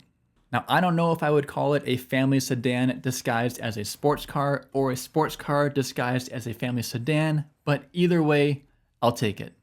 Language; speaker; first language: English; native; English